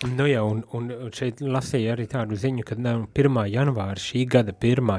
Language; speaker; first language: Latvian; native; Latvian